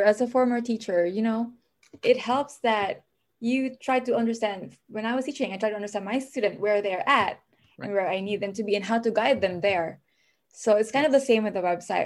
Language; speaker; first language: English; non-native, local second language; Filipino